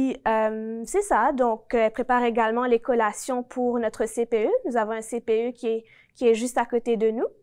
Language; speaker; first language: French; native; French